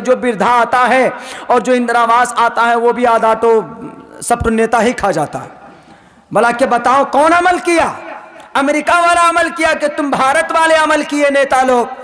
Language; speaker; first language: Urdu; native; Urdu